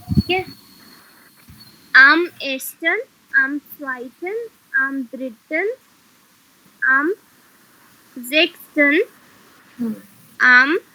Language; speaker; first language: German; non-native, fluent; Hindi